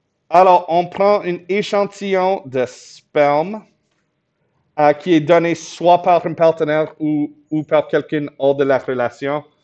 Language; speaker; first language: French; non-native, fluent; English